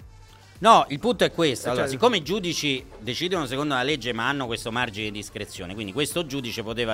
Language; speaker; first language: Italian; native; Italian